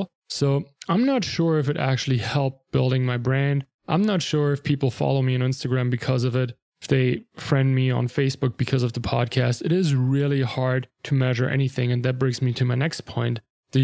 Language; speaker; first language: English; non-native, fluent; German